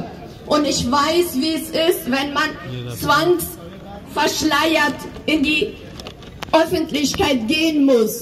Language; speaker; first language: German; non-native, fluent; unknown